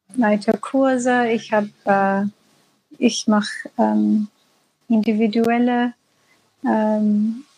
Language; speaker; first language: German; non-native, fluent; English